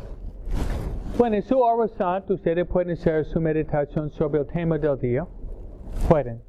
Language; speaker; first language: Spanish; non-native, fluent; English